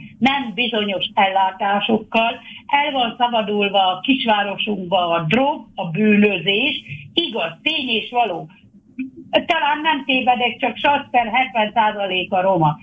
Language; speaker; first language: Hungarian; native; Hungarian